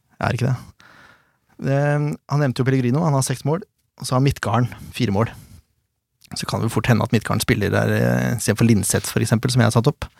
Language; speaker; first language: Norwegian; native; Norwegian